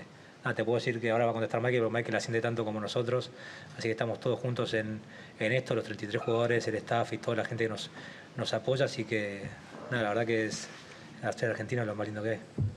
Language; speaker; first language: Spanish; native; Spanish